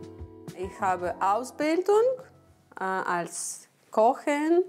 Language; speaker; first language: German; non-native, learner; Ukrainian